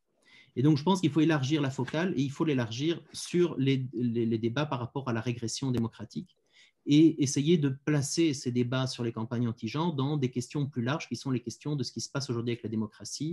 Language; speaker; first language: French; native; French